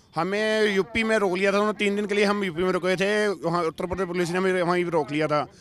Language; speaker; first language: Hindi; native; Hindi